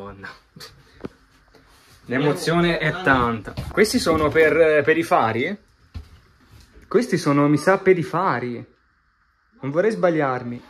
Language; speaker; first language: Italian; native; Italian